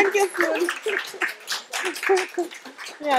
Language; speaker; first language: German; non-native, local second language; Mandingo